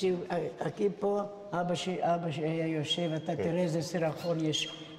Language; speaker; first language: Hebrew; non-native, fluent; Spanish